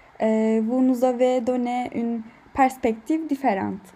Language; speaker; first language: French; non-native, learner; Turkish